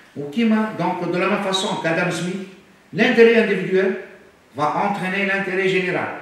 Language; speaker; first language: French; non-native, local second language; Arabic